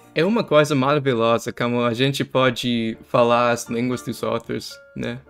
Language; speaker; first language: Portuguese; non-native, fluent; English